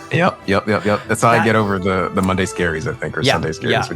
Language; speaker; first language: English; native; English